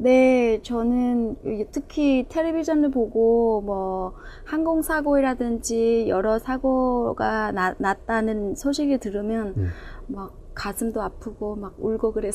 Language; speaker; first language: Korean; non-native, fluent; Vietnamese